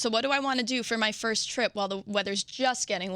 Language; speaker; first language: English; native; English